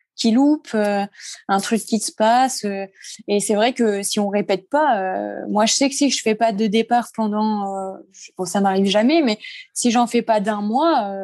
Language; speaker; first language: French; native; French